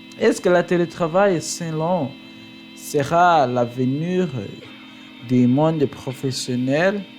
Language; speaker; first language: French; non-native, learner; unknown